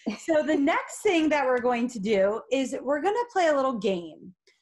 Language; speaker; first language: English; native; English